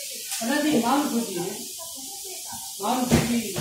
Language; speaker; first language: Japanese; non-native, learner; Nepali